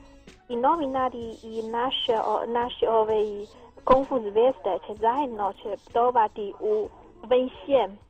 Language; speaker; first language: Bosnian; non-native, learner; Chinese